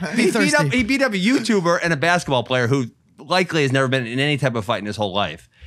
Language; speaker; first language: English; native; English